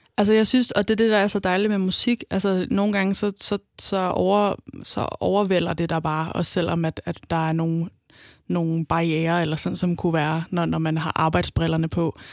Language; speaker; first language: Danish; native; Danish